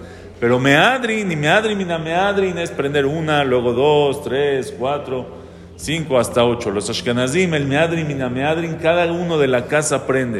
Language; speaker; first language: Spanish; native; Spanish